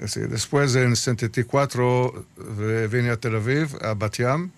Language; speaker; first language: Spanish; early bilingual, heritage; Spanish